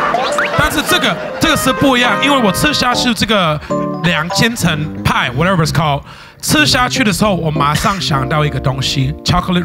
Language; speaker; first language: Chinese; non-native, fluent; English